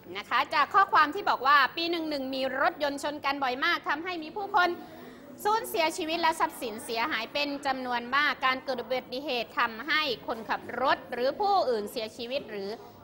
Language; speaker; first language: Thai; native; Thai